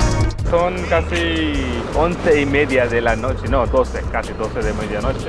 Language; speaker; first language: Spanish; non-native, fluent; Hindi